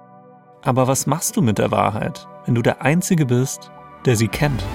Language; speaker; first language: German; native; German